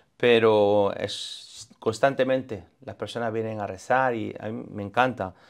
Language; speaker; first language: Spanish; native; Spanish